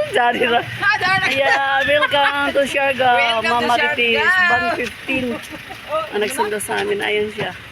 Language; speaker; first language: Filipino; non-native, local second language; Cebuano